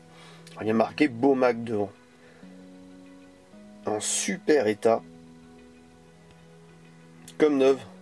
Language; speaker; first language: French; native; French